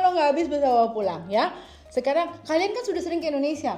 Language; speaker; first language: Indonesian; native; Indonesian